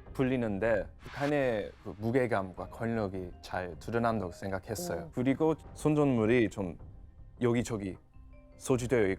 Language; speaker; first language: Korean; non-native, fluent; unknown